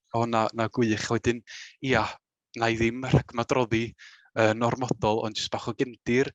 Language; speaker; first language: Welsh; native; Welsh